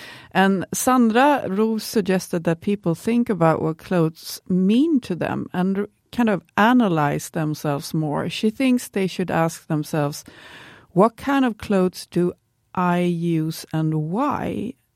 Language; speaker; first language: English; non-native, fluent; Swedish